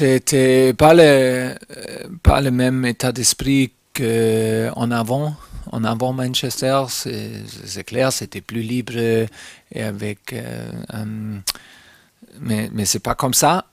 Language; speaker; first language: French; non-native, fluent; German